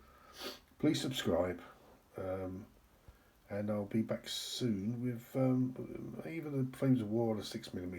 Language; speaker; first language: English; native; English